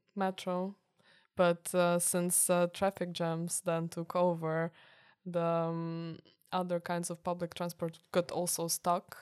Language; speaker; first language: English; non-native, fluent; Ukrainian